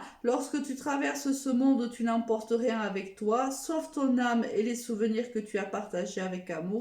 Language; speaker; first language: French; native; French